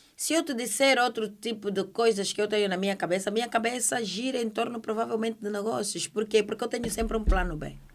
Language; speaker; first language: Portuguese; native; Portuguese